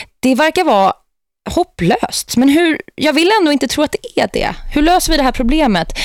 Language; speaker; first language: Swedish; native; Swedish